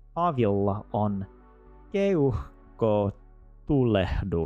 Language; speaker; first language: Finnish; non-native, learner; English